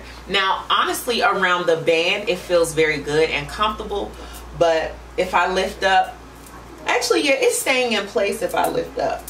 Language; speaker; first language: English; native; English